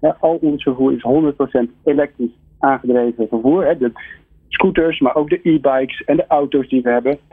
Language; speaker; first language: Dutch; native; Dutch